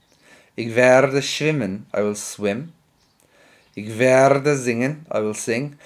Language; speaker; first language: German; non-native, fluent; English